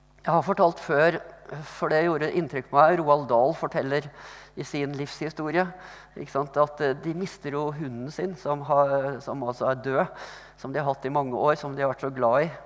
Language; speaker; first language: Norwegian; native; Norwegian